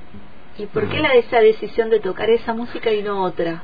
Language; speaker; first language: Spanish; native; Spanish